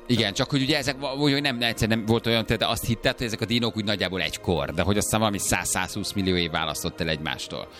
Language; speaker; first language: Hungarian; native; Hungarian